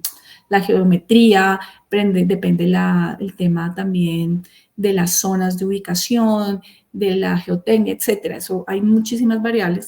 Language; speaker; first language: Spanish; native; Spanish